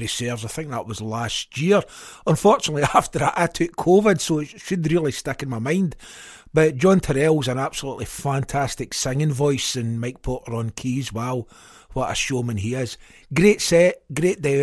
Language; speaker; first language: English; native; English